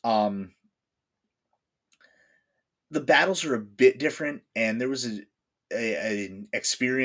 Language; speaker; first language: English; native; English